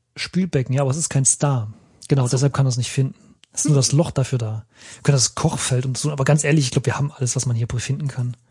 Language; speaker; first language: German; native; German